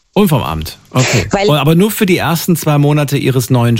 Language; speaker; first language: German; native; German